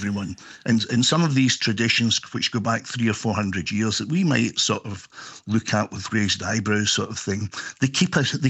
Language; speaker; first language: English; native; English